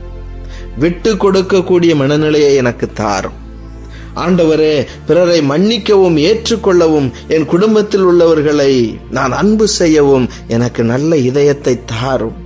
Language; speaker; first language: Tamil; native; Tamil